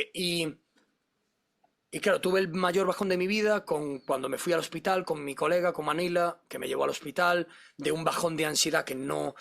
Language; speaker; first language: Spanish; native; Spanish